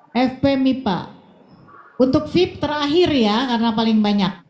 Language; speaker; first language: Indonesian; native; Indonesian